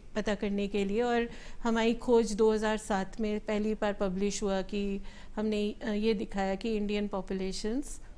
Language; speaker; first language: Hindi; native; Hindi